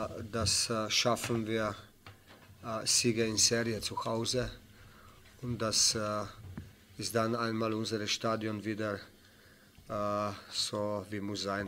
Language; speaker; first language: German; non-native, fluent; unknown